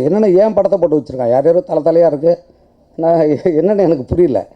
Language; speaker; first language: Tamil; native; Tamil